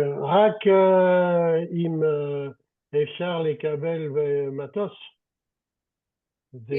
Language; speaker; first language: Hebrew; non-native, learner; French